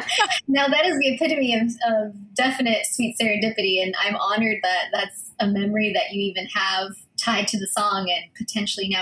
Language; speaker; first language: English; early bilingual, other home language; Filipino